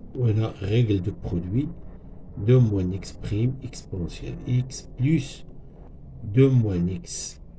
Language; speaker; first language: French; non-native, local second language; Arabic